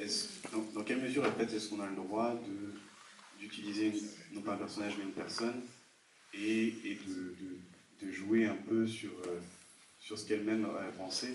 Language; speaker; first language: French; native; French